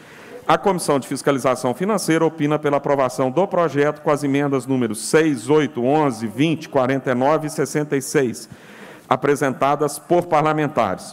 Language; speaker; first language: Portuguese; native; Portuguese